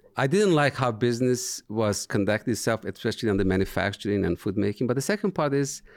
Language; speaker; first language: English; non-native, fluent; Turkish